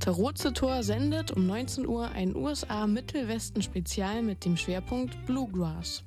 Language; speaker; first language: German; native; German